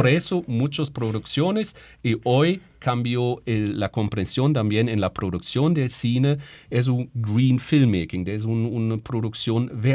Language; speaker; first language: Spanish; non-native, fluent; German